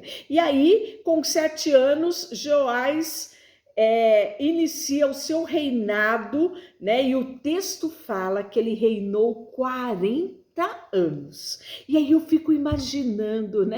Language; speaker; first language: Portuguese; native; Portuguese